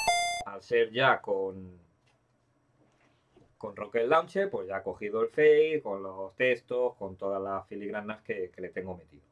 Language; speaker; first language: Spanish; native; Spanish